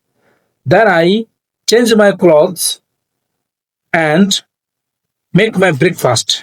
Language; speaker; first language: English; non-native, learner; Bangla